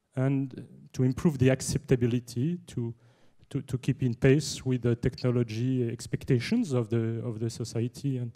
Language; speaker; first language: English; non-native, fluent; French